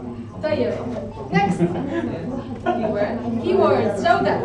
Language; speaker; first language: Arabic; native; Arabic